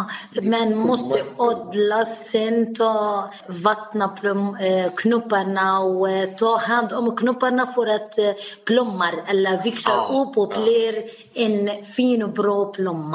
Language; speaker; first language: Swedish; non-native, learner; Arabic